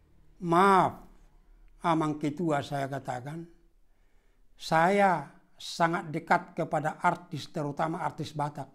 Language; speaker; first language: Indonesian; non-native, local second language; Batak Toba